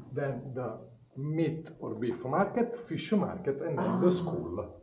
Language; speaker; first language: English; non-native, learner; Italian